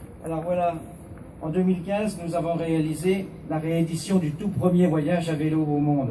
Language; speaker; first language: French; native; French